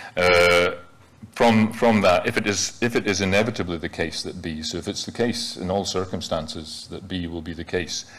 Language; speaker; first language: English; native; English